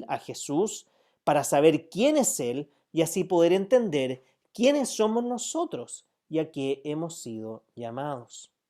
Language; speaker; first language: Spanish; native; Spanish